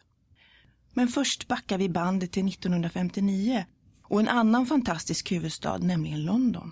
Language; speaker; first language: Swedish; early bilingual, other home language; English